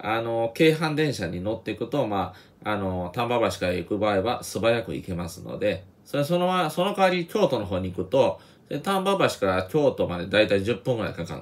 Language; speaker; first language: Japanese; native; Japanese